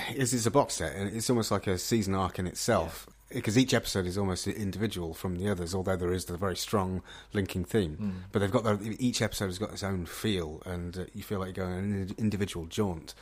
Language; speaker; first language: English; native; English